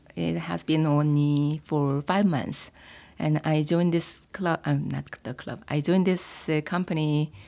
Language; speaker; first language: English; non-native, fluent; Korean